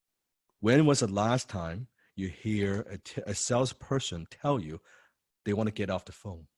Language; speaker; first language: English; non-native, fluent; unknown